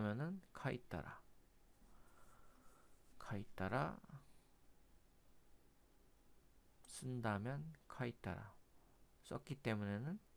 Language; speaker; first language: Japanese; non-native, learner; Korean